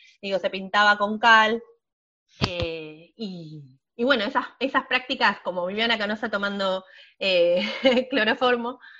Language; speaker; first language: Spanish; native; Spanish